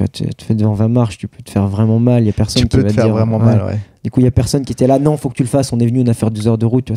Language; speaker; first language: French; native; French